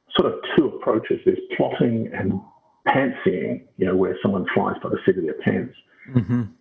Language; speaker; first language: English; native; English